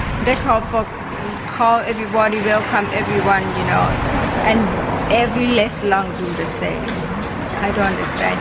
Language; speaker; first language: English; non-native, learner; Thai